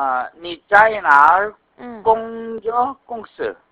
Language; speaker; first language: Chinese; non-native, learner; Korean